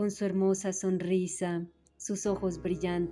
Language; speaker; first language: Spanish; native; Spanish